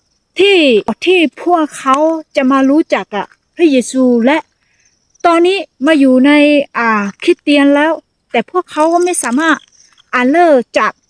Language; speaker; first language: Thai; non-native, fluent; Akha